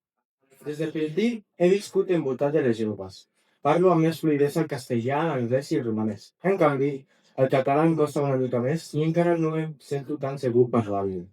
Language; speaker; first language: Catalan; early bilingual, other home language; Romanian